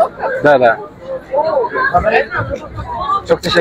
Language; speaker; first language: Turkish; non-native, fluent; Kyrgyz